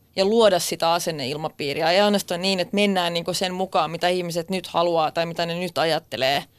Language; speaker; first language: Finnish; non-native, local second language; Swedish